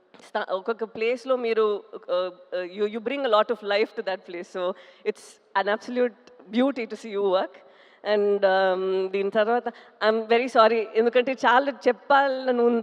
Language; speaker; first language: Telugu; non-native, fluent; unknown